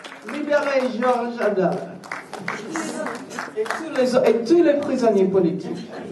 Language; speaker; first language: French; non-native, fluent; English